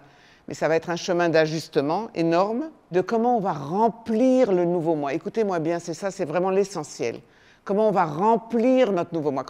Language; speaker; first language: French; native; French